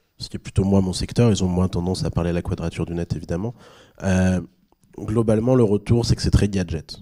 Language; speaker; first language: French; native; French